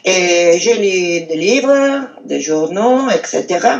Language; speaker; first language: French; non-native, learner; Italian